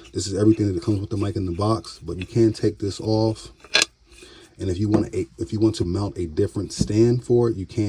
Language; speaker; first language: English; native; English